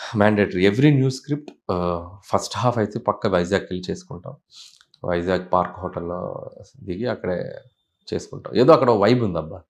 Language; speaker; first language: Telugu; native; Telugu